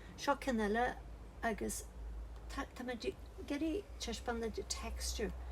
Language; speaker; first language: Irish; native; Irish